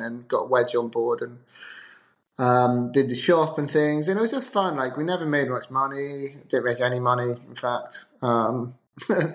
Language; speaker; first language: English; native; English